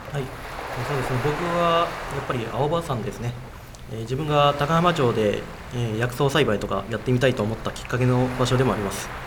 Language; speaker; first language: Japanese; native; Japanese